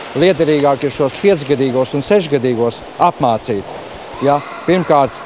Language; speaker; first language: Latvian; native; Latvian